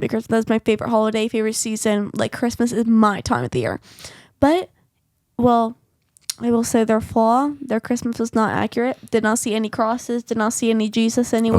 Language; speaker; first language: English; native; English